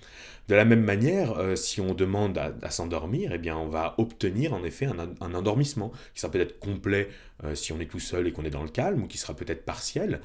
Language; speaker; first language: French; native; French